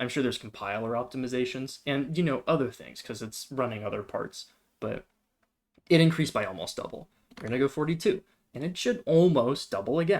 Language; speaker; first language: English; native; English